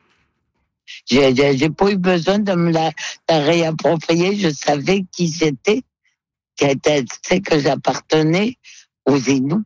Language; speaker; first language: French; non-native, local second language; Innu-aimun